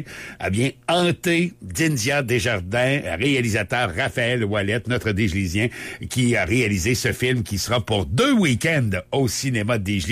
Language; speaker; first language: French; native; French